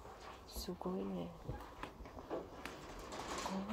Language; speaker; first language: Japanese; non-native, learner; Hiligaynon